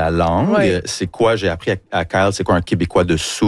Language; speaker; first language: French; early bilingual, other home language; English